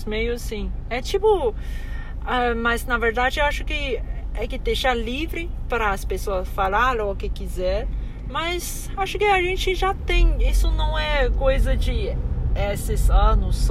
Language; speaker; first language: Portuguese; non-native, fluent; Chinese